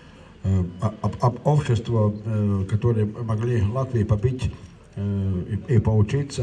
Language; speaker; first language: Russian; non-native, local second language; Latvian